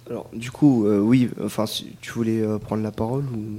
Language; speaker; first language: French; native; French